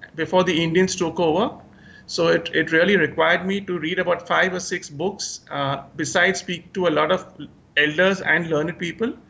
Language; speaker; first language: English; early bilingual, other home language; Hindi